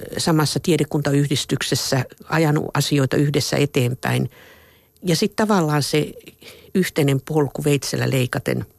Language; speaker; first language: Finnish; native; Finnish